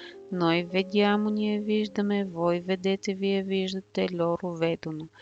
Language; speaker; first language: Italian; non-native, fluent; Bulgarian